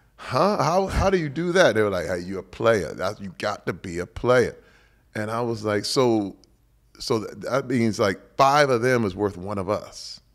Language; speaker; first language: English; native; English